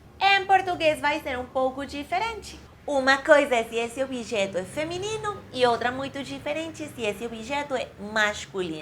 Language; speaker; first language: Portuguese; non-native, fluent; Spanish